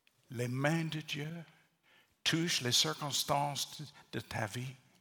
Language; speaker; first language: French; non-native, learner; English